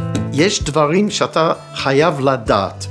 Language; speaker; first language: Hebrew; non-native, fluent; English